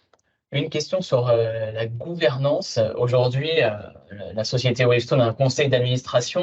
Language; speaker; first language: French; native; French